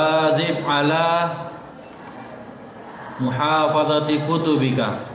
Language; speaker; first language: Arabic; non-native, fluent; Indonesian